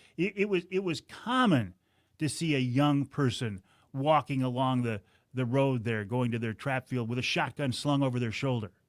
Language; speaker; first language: English; native; English